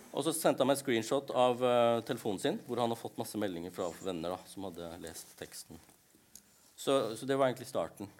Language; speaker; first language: Norwegian; early bilingual, other home language; Tamil